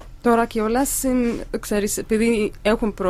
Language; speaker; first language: Greek; non-native, learner; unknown